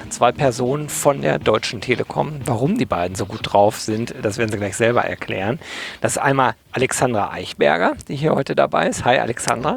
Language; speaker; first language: German; native; German